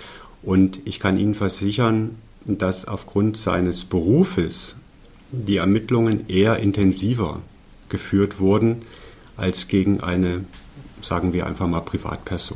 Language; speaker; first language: German; native; German